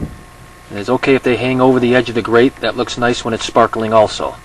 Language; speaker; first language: English; native; English